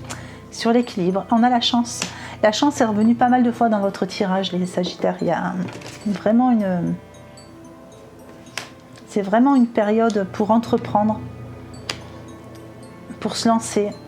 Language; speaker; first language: French; native; French